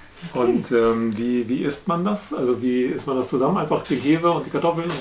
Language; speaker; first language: German; native; German